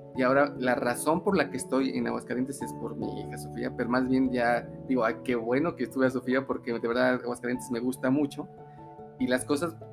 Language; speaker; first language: Spanish; native; Spanish